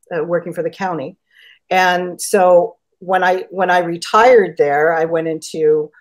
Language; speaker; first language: English; native; English